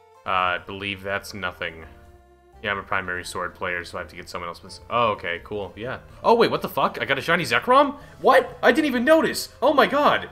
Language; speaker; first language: English; native; English